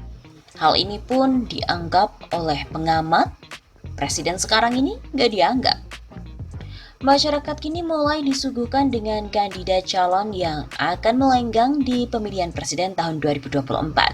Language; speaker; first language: Indonesian; native; Indonesian